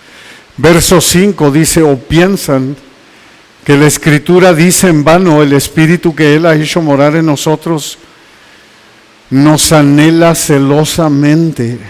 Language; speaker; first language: Spanish; native; Spanish